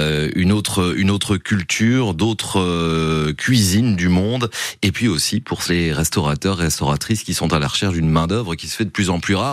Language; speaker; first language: French; native; French